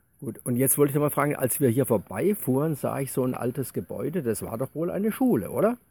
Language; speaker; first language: German; native; German